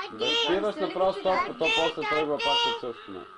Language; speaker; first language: Bulgarian; native; Bulgarian